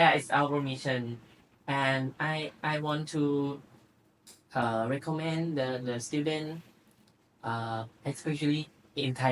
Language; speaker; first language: English; non-native, learner; Thai